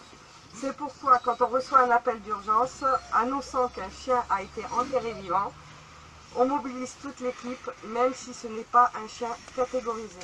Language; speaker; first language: French; native; French